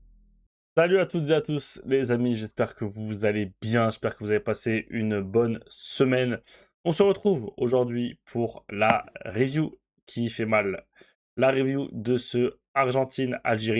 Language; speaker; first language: French; native; French